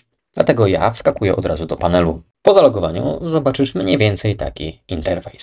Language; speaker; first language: Polish; native; Polish